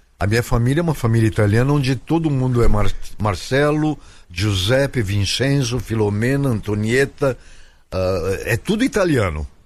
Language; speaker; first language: Portuguese; native; Portuguese